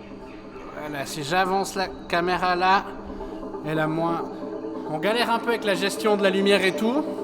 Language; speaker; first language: French; native; French